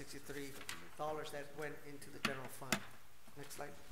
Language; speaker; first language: English; native; English